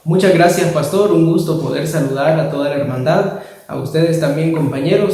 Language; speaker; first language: Spanish; native; Spanish